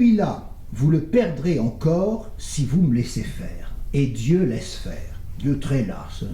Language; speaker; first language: French; native; French